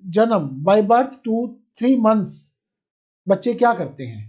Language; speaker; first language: Hindi; non-native, local second language; Punjabi